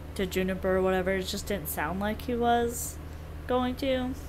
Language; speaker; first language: English; native; English